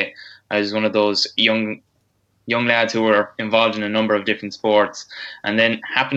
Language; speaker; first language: English; native; English